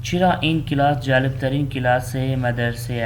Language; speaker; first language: Persian; non-native, fluent; Urdu